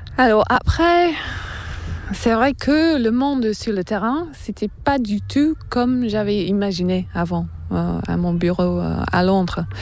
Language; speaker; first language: French; non-native, fluent; English